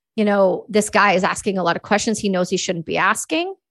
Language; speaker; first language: English; native; English